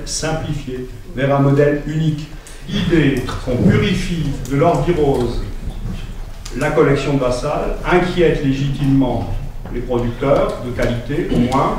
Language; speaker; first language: French; native; French